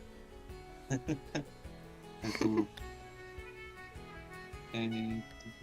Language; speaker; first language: Japanese; non-native, learner; Spanish